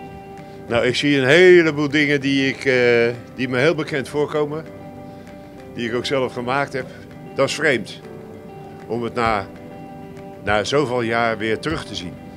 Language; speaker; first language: Dutch; native; Dutch